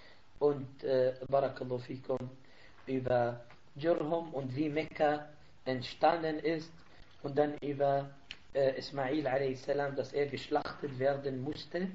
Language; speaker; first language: German; non-native, fluent; Arabic